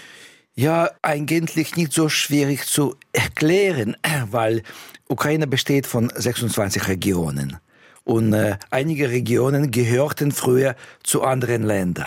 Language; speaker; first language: German; non-native, fluent; Russian